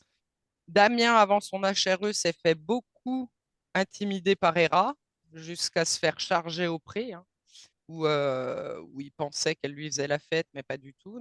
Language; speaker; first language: French; native; French